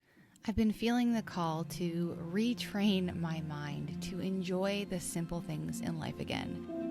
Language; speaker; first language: English; native; English